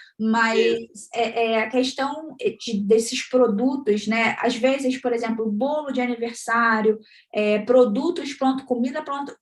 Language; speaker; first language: Portuguese; native; Portuguese